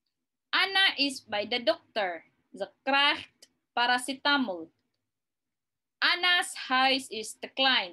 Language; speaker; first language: Dutch; non-native, learner; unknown